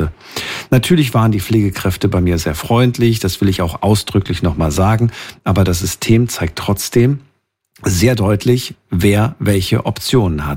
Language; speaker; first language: German; native; German